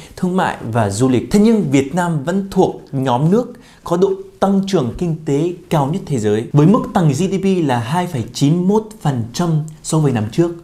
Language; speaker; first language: Vietnamese; non-native, fluent; Arabic